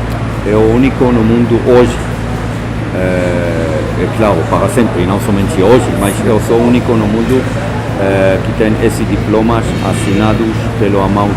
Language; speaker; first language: Portuguese; non-native, fluent; Hebrew